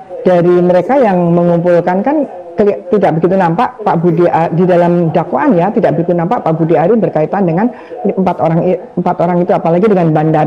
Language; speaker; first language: Indonesian; native; Indonesian